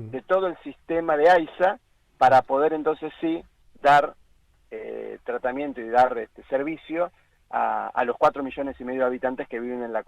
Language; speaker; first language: Spanish; native; Spanish